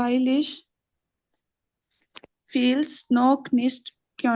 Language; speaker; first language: German; non-native, learner; Hindi